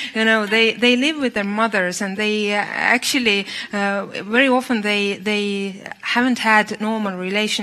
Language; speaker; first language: English; non-native, fluent; Estonian